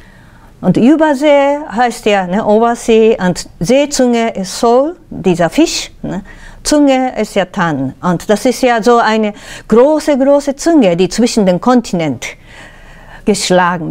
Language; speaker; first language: German; non-native, fluent; Japanese